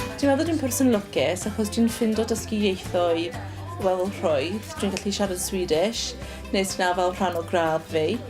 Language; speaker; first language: Welsh; non-native, local second language; English